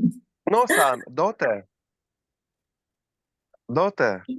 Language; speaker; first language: English; non-native, learner; Slovak